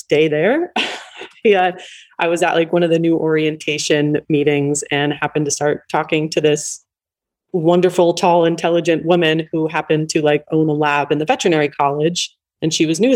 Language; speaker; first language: English; native; English